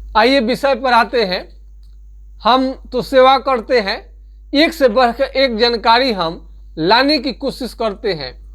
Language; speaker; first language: Hindi; native; Hindi